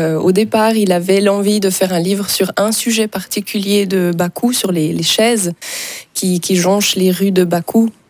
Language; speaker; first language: French; native; French